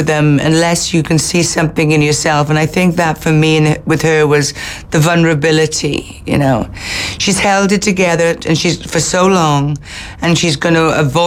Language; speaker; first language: English; native; English